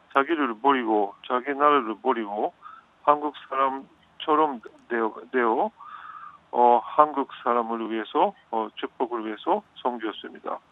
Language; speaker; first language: Korean; non-native, fluent; Japanese